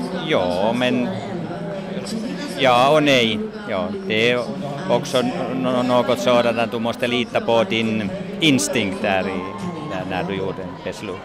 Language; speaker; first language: Swedish; non-native, fluent; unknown